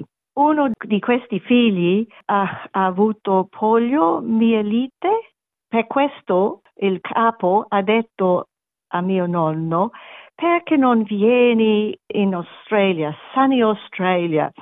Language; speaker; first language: Italian; non-native, learner; English